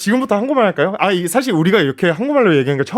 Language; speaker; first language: Korean; early bilingual, heritage; English